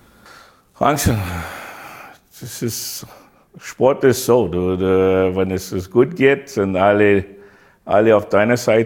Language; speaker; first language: German; non-native, learner; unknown